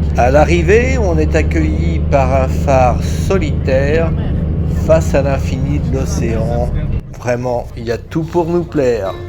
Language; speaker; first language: French; native; French